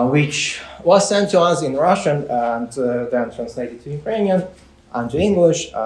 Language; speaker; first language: English; non-native, fluent; Ukrainian